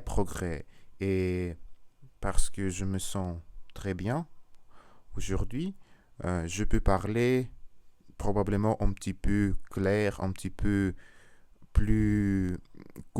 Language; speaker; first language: French; non-native, learner; Russian